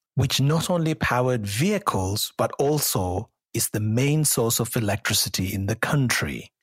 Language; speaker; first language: English; non-native, local second language; Sinhala